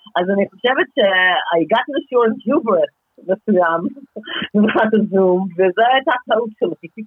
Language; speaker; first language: Hebrew; non-native, fluent; English